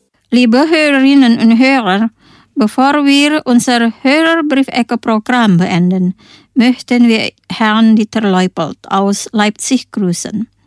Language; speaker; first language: German; non-native, fluent; Indonesian